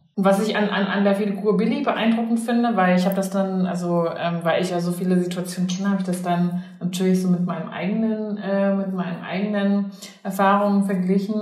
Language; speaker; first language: German; early bilingual, other home language; Chinese